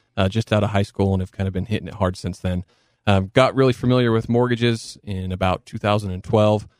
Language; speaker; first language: English; native; English